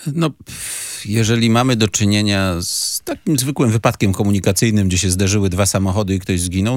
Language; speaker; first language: Polish; native; Polish